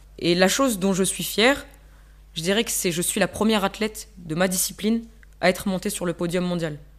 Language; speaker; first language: French; native; French